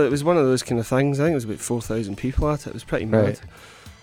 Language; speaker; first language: English; native; English